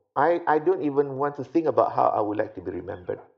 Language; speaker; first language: English; non-native, local second language; Malay